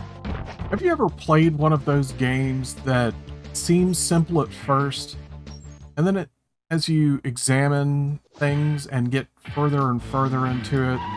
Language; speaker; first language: English; native; English